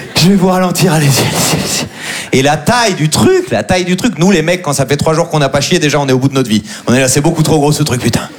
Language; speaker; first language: French; native; French